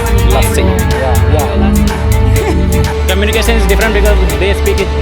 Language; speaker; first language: English; non-native, learner; Hindi